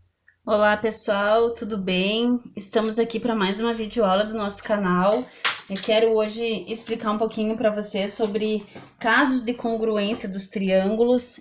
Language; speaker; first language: Portuguese; native; Portuguese